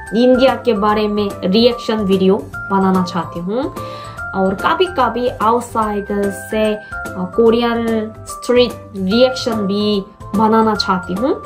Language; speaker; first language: Hindi; non-native, learner; Korean